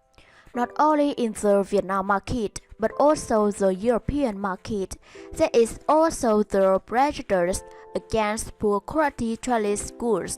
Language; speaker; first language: English; non-native, learner; Vietnamese